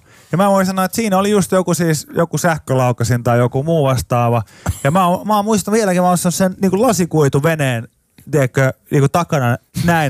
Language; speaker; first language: Finnish; native; Finnish